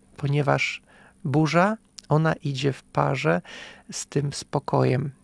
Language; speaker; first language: Polish; non-native, fluent; Russian